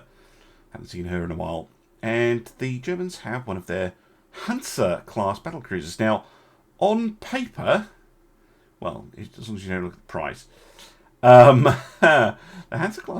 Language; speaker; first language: English; native; English